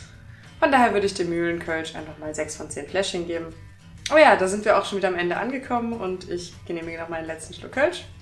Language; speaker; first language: German; native; German